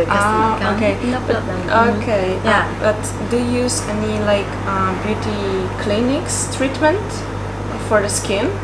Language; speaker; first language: English; non-native, fluent; Polish